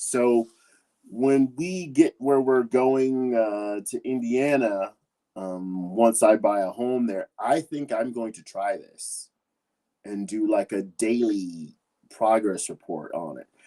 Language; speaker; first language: English; native; English